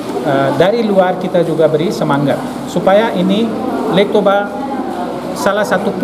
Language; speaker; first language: Indonesian; non-native, fluent; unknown